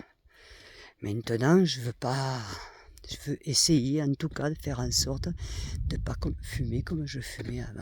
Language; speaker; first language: French; native; French